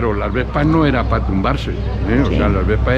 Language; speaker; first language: Spanish; native; Spanish